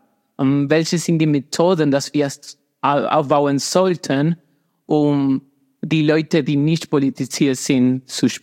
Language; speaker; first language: German; non-native, fluent; Spanish